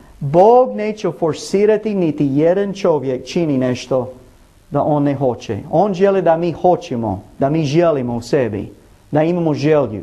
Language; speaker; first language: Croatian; non-native, learner; English